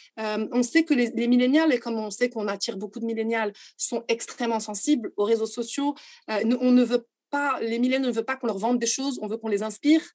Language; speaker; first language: French; non-native, local second language; Arabic